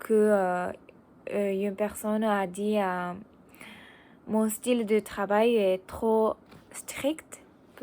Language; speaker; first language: French; non-native, learner; Japanese